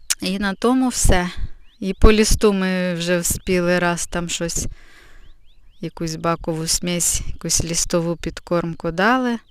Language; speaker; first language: Ukrainian; native; Ukrainian